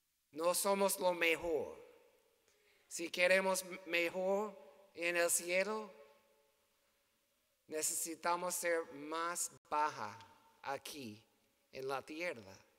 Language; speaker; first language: Spanish; non-native, learner; English